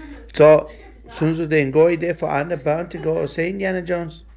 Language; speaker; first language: Danish; non-native, fluent; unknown